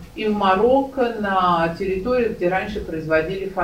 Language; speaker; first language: Russian; native; Russian